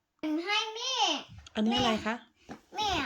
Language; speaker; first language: Thai; early bilingual, heritage; Thai